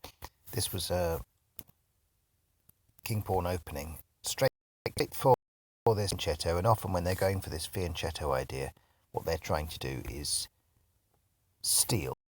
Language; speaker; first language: English; native; English